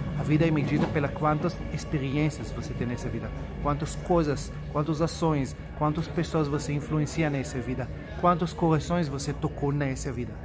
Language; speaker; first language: Portuguese; non-native, fluent; Hebrew